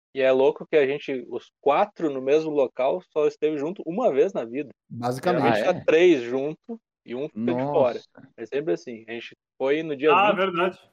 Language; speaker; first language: Portuguese; native; Portuguese